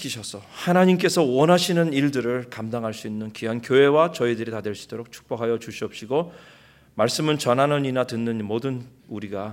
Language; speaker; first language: Korean; early bilingual, heritage; Korean